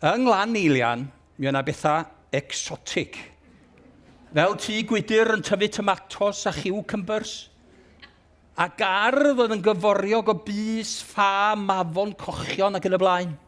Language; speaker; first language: Welsh; native; Welsh